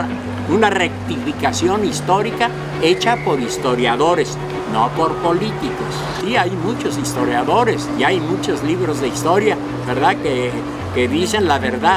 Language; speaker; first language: Spanish; native; Spanish